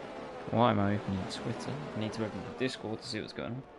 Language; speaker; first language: English; native; English